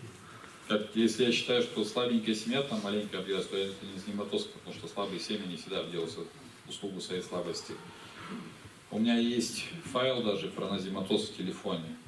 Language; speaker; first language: Russian; native; Russian